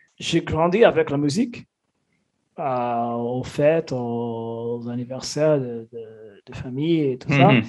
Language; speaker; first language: French; non-native, fluent; English